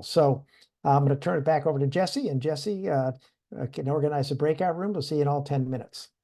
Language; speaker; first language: English; native; English